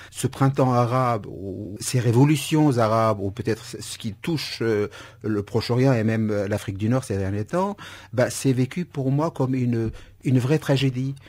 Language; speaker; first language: French; non-native, fluent; Kurdish